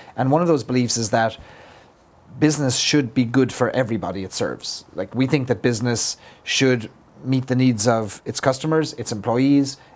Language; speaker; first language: English; native; English